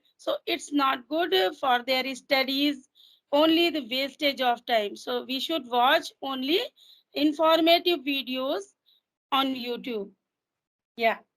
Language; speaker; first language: English; non-native, fluent; Hindi